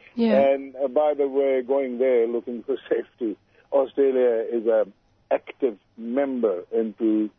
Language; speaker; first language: English; non-native, local second language; Urdu